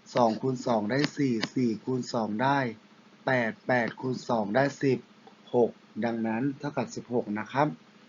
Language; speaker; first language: Thai; non-native, local second language; Pattani Malay